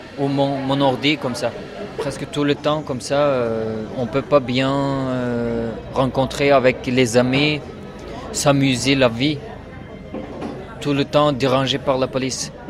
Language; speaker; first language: French; non-native, learner; Uyghur